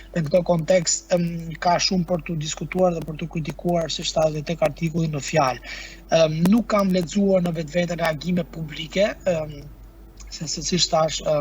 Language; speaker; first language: Albanian; native; Albanian